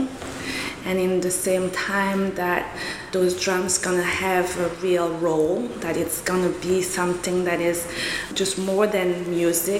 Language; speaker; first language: English; non-native, local second language; Kinyarwanda